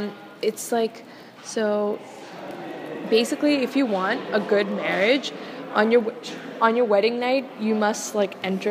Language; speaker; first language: English; non-native, local second language; Punjabi